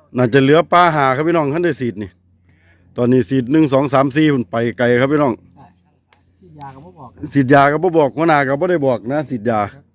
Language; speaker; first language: Thai; native; Thai